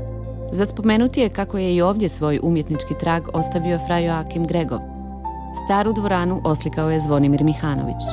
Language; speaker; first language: Croatian; native; Croatian